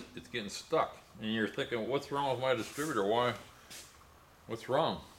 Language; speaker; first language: English; native; English